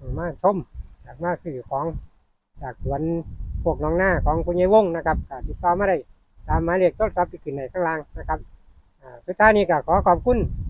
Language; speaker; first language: Thai; non-native, local second language; Northeastern Thai